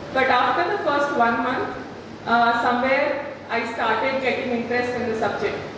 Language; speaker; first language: English; non-native, local second language; Telugu